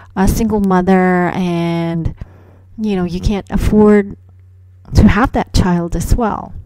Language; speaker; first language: English; non-native, local second language; Cebuano